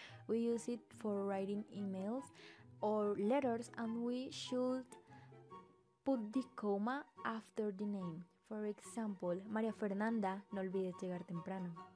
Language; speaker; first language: English; non-native, learner; Spanish